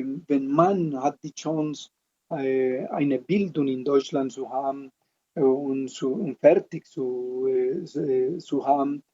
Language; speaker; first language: German; non-native, fluent; Spanish